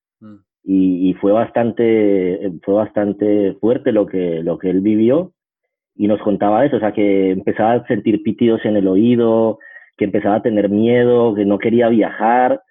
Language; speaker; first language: Spanish; native; Spanish